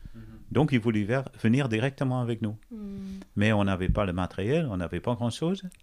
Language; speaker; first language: French; non-native, fluent; Dutch